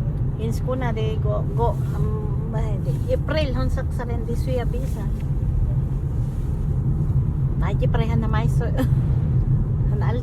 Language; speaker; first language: Danish; non-native, learner; Filipino